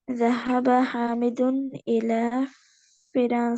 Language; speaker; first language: Arabic; non-native, learner; Urdu